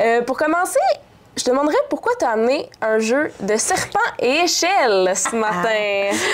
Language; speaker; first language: French; native; French